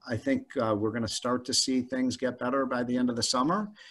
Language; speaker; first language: English; native; English